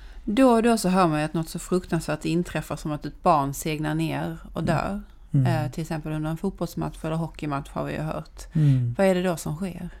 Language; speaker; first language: Swedish; native; Swedish